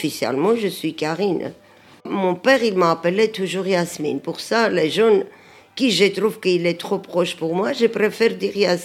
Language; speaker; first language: French; non-native, learner; Armenian